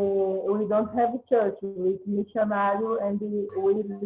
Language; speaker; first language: English; non-native, learner; Portuguese